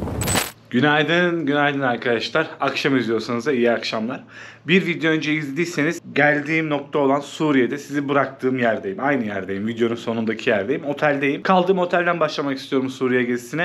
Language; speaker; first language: Turkish; native; Turkish